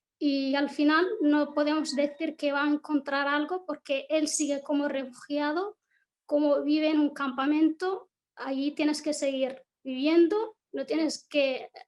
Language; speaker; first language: Spanish; non-native, local second language; Arabic